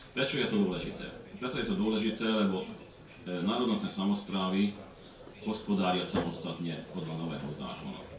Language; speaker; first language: Slovak; early bilingual, heritage; Slovak